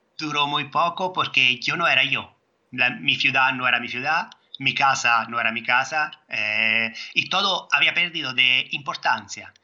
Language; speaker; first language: Spanish; non-native, fluent; Italian